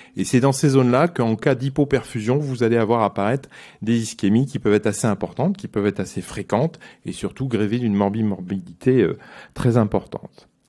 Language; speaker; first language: French; native; French